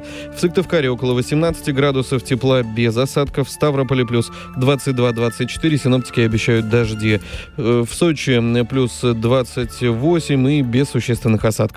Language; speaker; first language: Russian; native; Russian